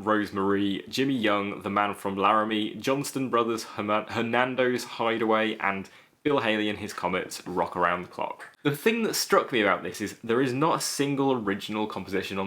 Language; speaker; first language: English; native; English